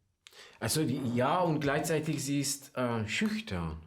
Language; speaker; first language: German; non-native, fluent; Persian